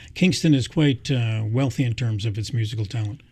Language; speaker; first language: English; native; English